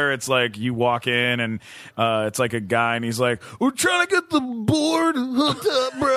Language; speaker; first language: English; native; English